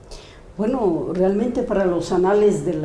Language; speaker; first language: Spanish; native; Spanish